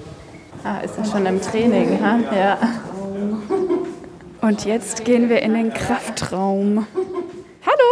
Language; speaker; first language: German; native; German